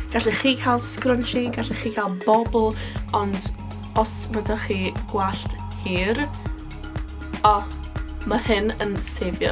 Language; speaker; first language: Welsh; non-native, local second language; English